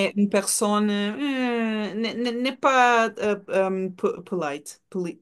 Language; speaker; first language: French; non-native, learner; Portuguese